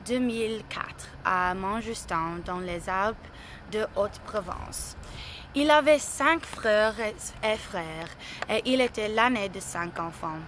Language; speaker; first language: French; non-native, learner; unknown